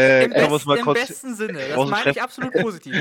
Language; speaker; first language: German; native; German